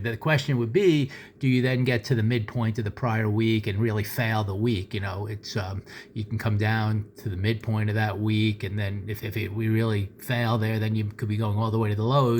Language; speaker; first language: English; native; English